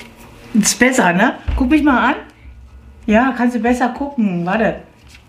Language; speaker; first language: German; native; German